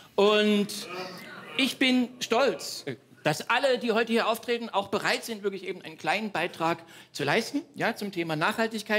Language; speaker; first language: German; native; German